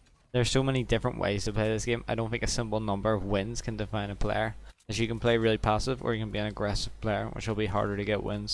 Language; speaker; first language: English; native; English